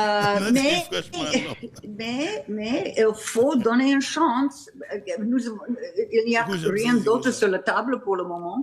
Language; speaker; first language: French; non-native, fluent; English